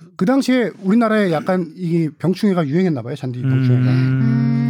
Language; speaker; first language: Korean; native; Korean